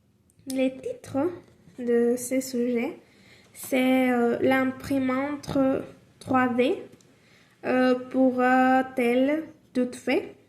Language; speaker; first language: French; non-native, learner; Spanish